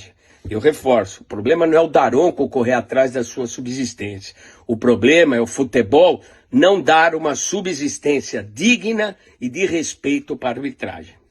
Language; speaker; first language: Portuguese; native; Portuguese